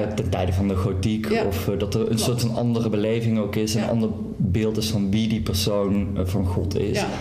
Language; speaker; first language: Dutch; native; Dutch